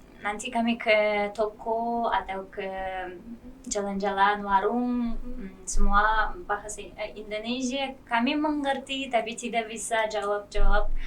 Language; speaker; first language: Indonesian; non-native, learner; Kazakh